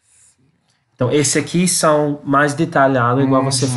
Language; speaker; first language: Portuguese; non-native, learner; English